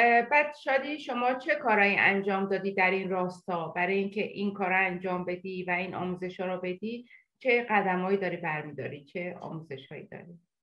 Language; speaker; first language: Persian; native; Persian